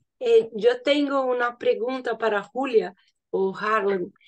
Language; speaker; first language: Spanish; non-native, learner; Portuguese